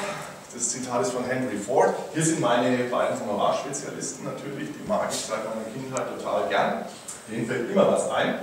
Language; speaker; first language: German; native; German